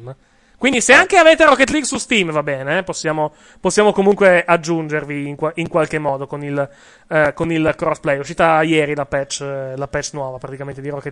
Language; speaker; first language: Italian; native; Italian